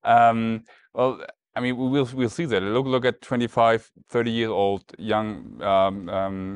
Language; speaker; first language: English; non-native, fluent; German